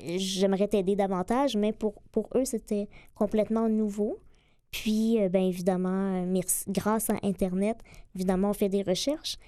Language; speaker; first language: French; native; French